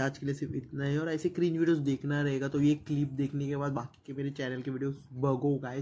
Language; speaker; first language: Hindi; non-native, local second language; Marathi